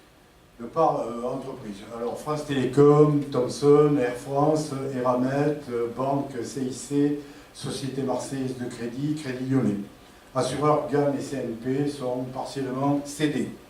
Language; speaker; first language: French; native; French